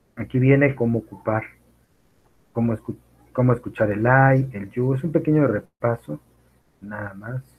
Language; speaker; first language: English; non-native, learner; Spanish